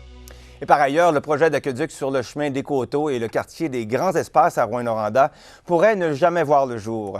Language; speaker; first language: French; native; French